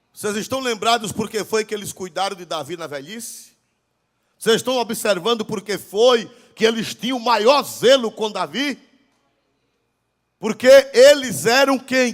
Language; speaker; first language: Portuguese; native; Portuguese